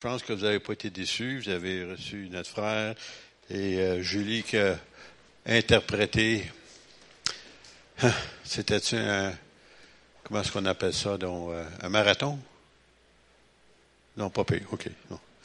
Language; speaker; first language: French; native; French